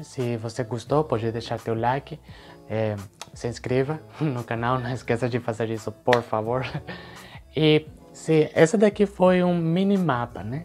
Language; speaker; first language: Portuguese; non-native, fluent; Spanish